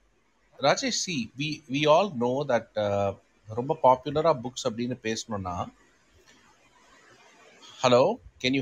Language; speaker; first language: Tamil; native; Tamil